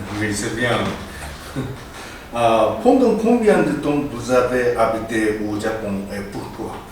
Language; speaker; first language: French; non-native, learner; Japanese